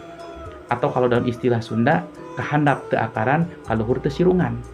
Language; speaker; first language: Indonesian; non-native, local second language; Sundanese